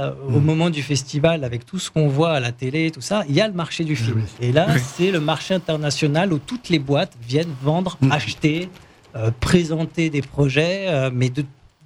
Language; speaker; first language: French; native; French